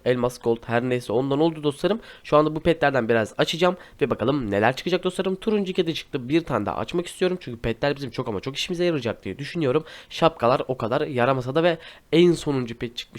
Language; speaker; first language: Turkish; native; Turkish